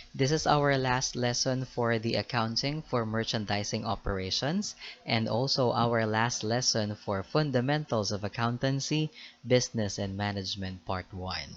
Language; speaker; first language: English; non-native, local second language; Filipino